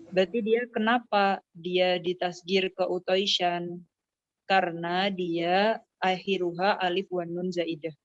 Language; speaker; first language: Indonesian; native; Indonesian